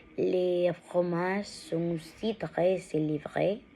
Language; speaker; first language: French; non-native, learner; Spanish